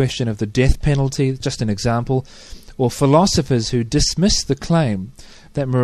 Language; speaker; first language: English; native; English